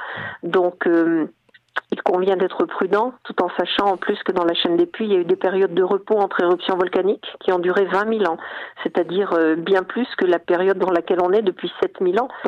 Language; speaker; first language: French; native; French